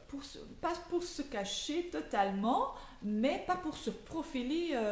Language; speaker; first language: French; non-native, local second language; Dutch